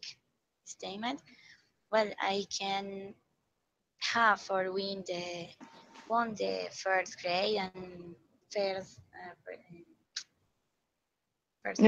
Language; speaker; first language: English; non-native, learner; Spanish